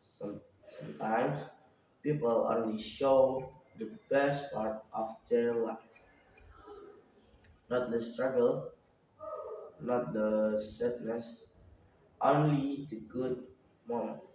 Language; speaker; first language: English; non-native, learner; Indonesian